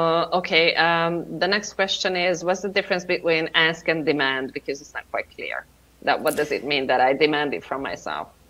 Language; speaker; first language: English; non-native, fluent; Hungarian